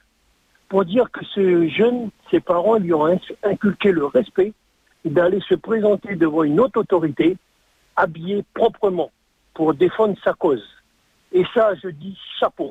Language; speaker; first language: French; native; French